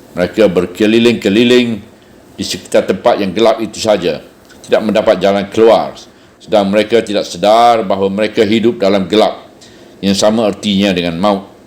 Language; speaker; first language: Malay; native; Malay